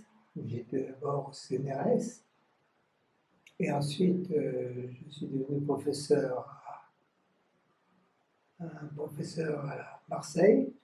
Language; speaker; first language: French; non-native, fluent; Vietnamese